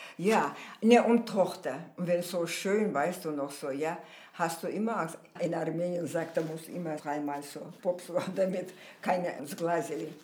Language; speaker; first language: German; non-native, fluent; Armenian